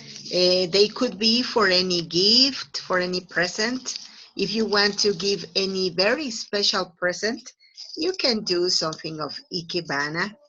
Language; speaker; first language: English; non-native, fluent; Spanish